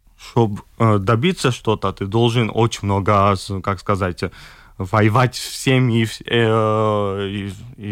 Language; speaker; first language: Russian; non-native, fluent; Georgian